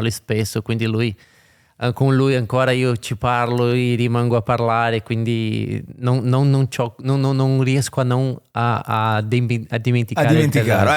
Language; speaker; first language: Italian; non-native, fluent; Portuguese